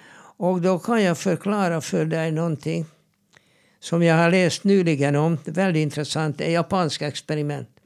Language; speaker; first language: Swedish; non-native, fluent; Hungarian